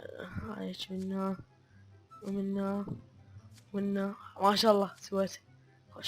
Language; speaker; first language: Arabic; native; Arabic